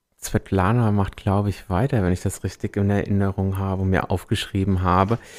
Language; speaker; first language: German; native; German